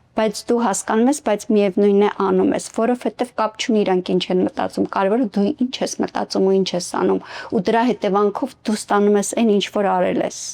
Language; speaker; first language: Armenian; native; Armenian